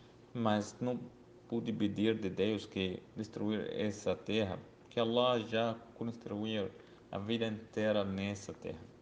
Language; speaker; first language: Portuguese; non-native, learner; Arabic